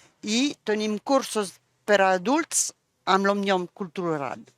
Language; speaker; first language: Catalan; non-native, local second language; French